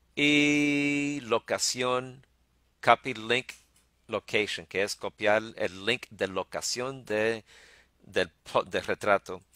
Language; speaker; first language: Spanish; early bilingual, heritage; Spanish